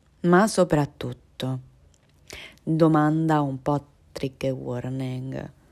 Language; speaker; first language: Italian; early bilingual, other home language; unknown